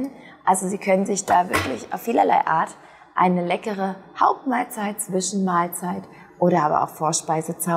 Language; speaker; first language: German; native; German